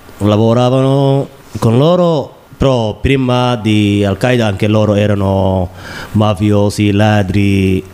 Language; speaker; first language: Italian; non-native, learner; Somali